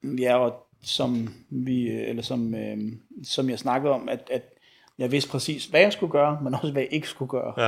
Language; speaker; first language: Danish; early bilingual, other home language; Arabic